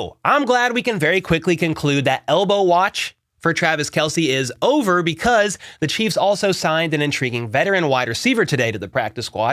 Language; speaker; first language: English; native; English